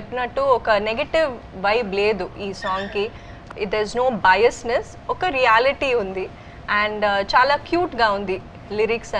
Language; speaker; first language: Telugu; early bilingual, heritage; Kannada